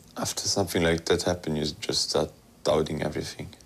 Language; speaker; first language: English; non-native, fluent; Luxembourgish